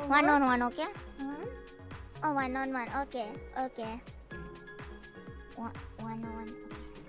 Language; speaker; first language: English; non-native, learner; Indonesian